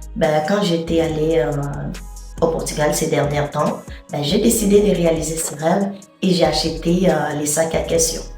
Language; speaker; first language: French; non-native, fluent; Portuguese